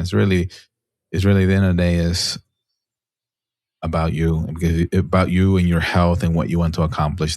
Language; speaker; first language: English; non-native, fluent; Spanish